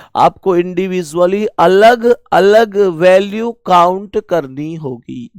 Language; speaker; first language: Hindi; native; Hindi